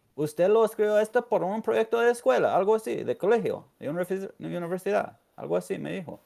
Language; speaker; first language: Spanish; non-native, learner; English